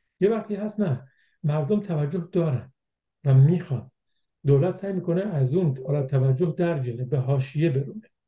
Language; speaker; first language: Persian; non-native, local second language; Central Kurdish